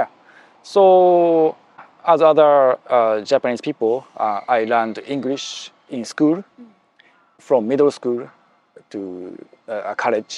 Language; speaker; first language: English; non-native, fluent; Japanese